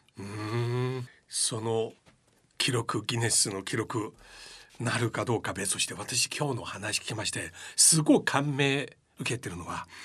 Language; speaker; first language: Japanese; non-native, fluent; Chinese